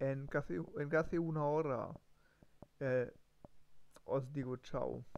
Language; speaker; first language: Spanish; non-native, learner; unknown